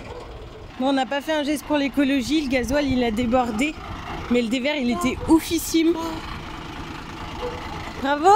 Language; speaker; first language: French; native; French